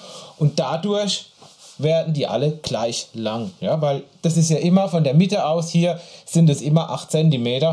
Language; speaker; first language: German; native; German